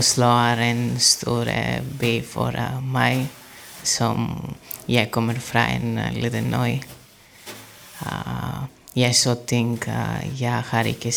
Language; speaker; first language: Norwegian; non-native, learner; Greek